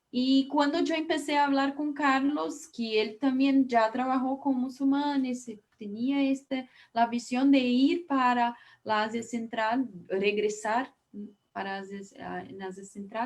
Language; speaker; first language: Spanish; non-native, learner; Portuguese